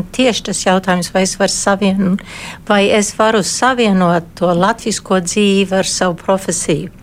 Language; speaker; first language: Latvian; early bilingual, heritage; Latvian